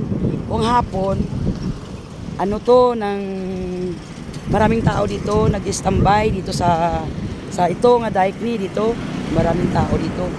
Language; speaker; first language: Filipino; non-native, local second language; Hiligaynon